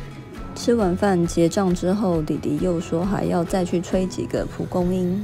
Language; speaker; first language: Chinese; native; Chinese